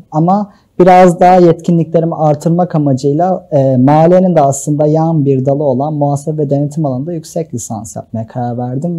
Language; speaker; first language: Turkish; native; Turkish